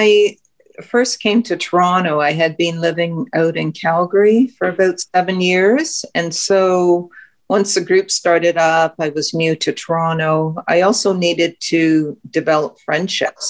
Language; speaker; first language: English; native; English